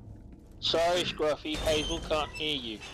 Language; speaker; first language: English; native; English